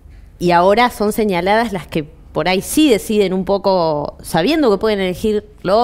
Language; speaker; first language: Spanish; native; Spanish